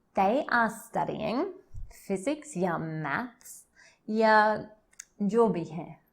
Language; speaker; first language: Hindi; non-native, learner; English